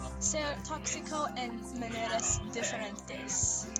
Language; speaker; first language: Spanish; non-native, learner; English